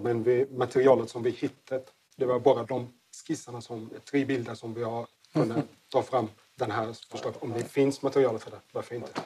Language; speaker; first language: Swedish; non-native, learner; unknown